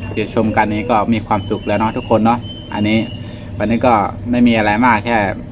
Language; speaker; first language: Thai; native; Thai